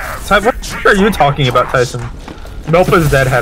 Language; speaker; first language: English; native; English